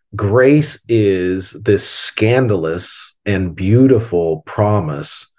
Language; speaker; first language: English; native; English